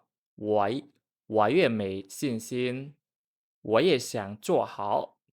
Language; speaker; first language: Chinese; non-native, fluent; Khmer